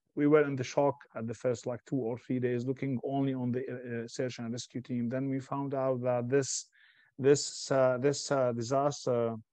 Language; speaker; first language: English; non-native, fluent; Arabic